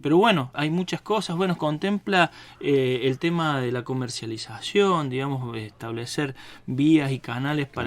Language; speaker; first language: Spanish; native; Spanish